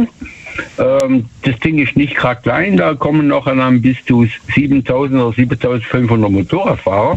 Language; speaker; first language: German; native; German